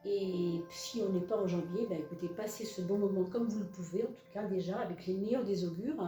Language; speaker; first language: French; native; French